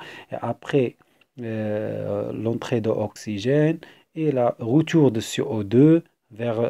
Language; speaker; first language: French; non-native, fluent; Arabic